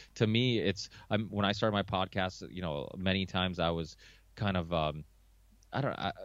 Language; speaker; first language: English; early bilingual, other home language; Portuguese